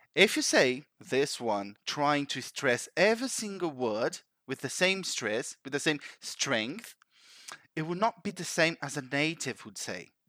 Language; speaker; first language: English; non-native, fluent; Portuguese